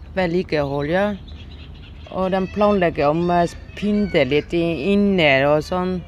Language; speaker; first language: Norwegian; non-native, learner; Burmese